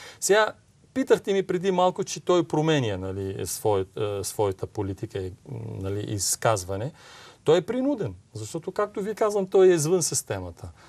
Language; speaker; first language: Bulgarian; non-native, fluent; Arabic